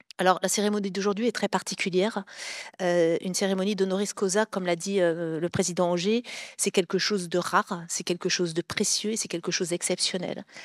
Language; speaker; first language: French; native; French